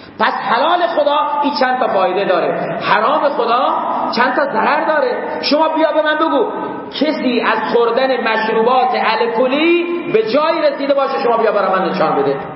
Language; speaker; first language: Persian; non-native, local second language; Baluchi